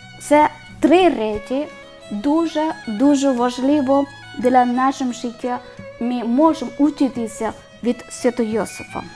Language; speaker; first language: Ukrainian; non-native, learner; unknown